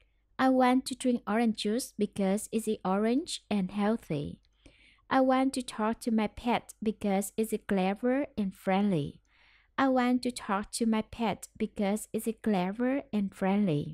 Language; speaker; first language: English; non-native, learner; Vietnamese